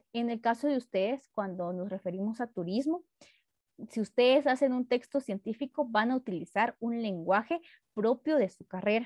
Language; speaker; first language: Spanish; native; Spanish